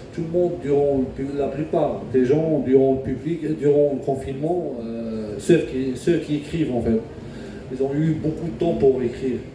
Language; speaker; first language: French; non-native, local second language; Arabic